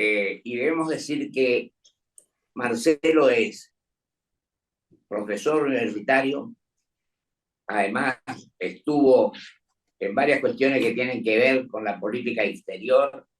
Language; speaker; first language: Spanish; native; Spanish